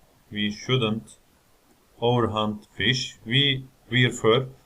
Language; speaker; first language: English; non-native, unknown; Turkish